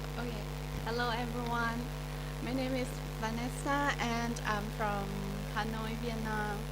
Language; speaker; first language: English; non-native, learner; Vietnamese